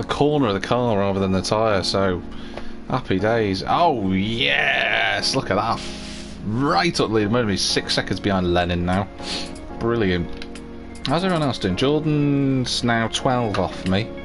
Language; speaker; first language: English; native; English